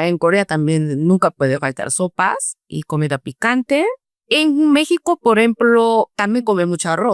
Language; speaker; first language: Spanish; non-native, fluent; Korean